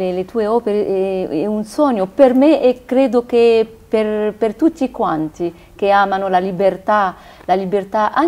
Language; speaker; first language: Italian; non-native, learner; Arabic